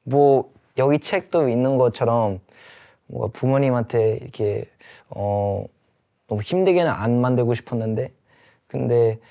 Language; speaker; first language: Korean; early bilingual, heritage; English